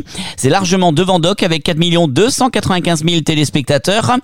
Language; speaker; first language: French; native; French